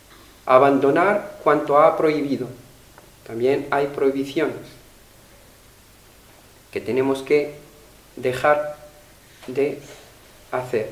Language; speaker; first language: Spanish; non-native, fluent; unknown